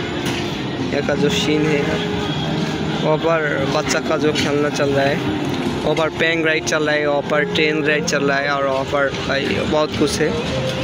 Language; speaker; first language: Hindi; non-native, learner; Bangla